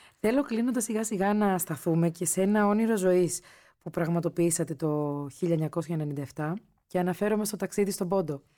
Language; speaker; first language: Greek; native; Greek